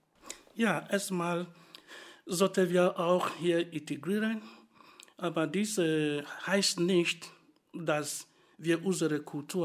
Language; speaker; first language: German; non-native, fluent; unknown